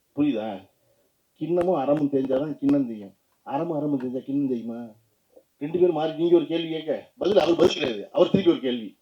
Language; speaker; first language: Tamil; native; Tamil